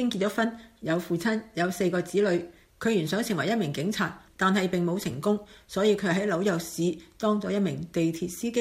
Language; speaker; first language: Chinese; non-native, local second language; Cantonese